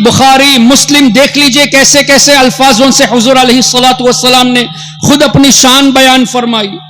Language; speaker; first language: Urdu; non-native, fluent; Memoni